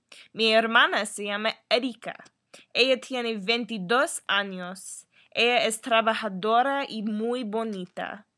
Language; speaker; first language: Spanish; non-native, learner; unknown